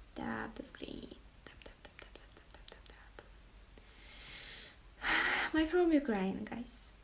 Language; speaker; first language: English; non-native, learner; Ukrainian